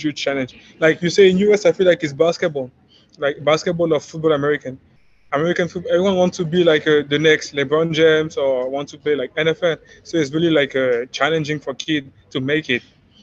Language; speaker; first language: English; non-native, fluent; French